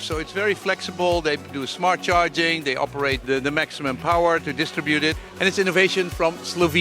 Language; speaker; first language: English; non-native, fluent; Dutch